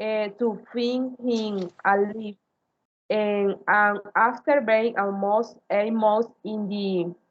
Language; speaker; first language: English; non-native, learner; Spanish